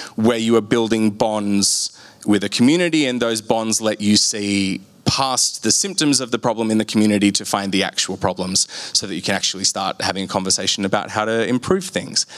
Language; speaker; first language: English; native; English